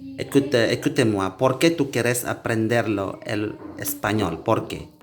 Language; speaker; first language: Spanish; non-native, learner; Indonesian